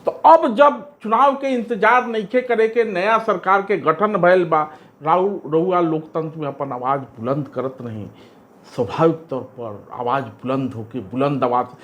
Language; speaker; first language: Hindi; native; Hindi